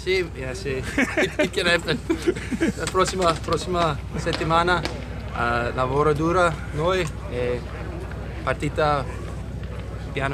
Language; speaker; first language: Italian; non-native, learner; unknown